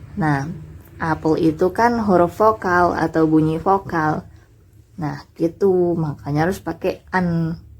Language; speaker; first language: Indonesian; native; Indonesian